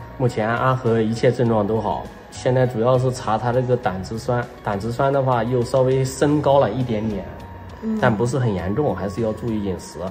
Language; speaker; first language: Chinese; native; Chinese